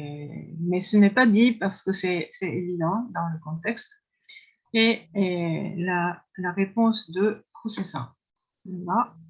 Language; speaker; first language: French; non-native, fluent; Japanese